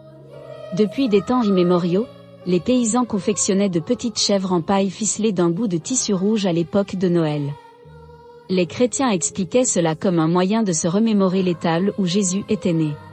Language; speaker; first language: French; native; French